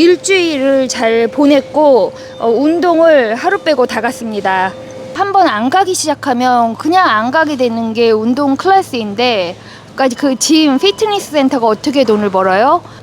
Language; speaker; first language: Korean; native; Korean